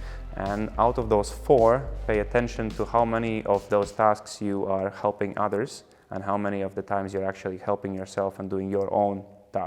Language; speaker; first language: English; non-native, fluent; Latvian